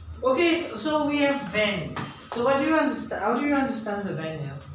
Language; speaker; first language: English; non-native, fluent; German